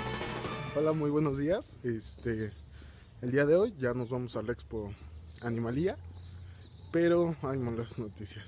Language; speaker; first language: Spanish; native; Spanish